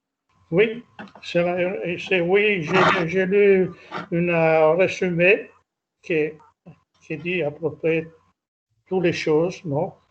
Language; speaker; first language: French; non-native, learner; Italian